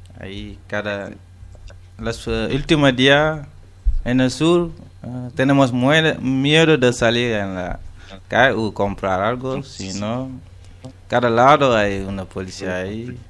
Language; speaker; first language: Spanish; non-native, local second language; Wolof